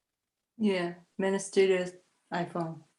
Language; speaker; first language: English; non-native, learner; Chinese